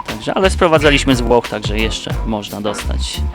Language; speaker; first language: Polish; native; Polish